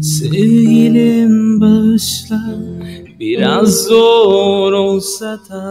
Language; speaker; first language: Turkish; native; Turkish